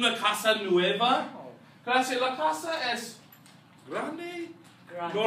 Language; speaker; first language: Spanish; non-native, fluent; English